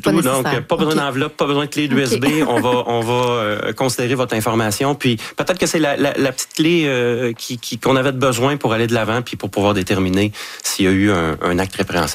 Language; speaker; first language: French; native; French